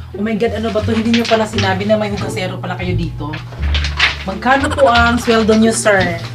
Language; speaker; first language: Filipino; non-native, local second language; Cebuano